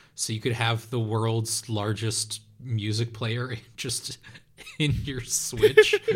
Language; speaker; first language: English; non-native, fluent; Dutch